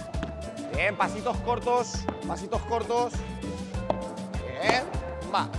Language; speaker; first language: Spanish; native; Spanish